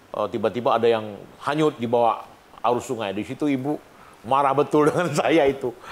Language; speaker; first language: Indonesian; native; Indonesian